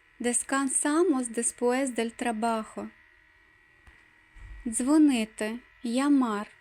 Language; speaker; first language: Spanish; non-native, fluent; Ukrainian